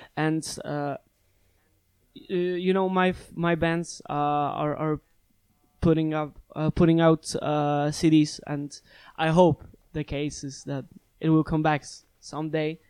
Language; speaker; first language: English; non-native, fluent; Polish